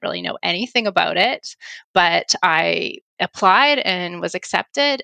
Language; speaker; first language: English; native; English